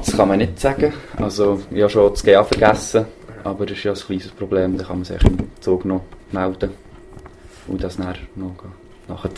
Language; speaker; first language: German; native; German